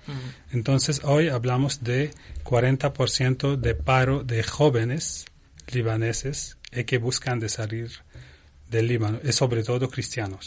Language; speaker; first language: Spanish; non-native, learner; Arabic